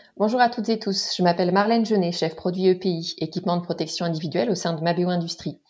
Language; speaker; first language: French; native; French